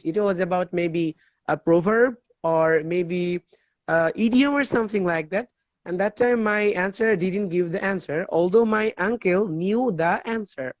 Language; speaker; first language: English; non-native, fluent; Bangla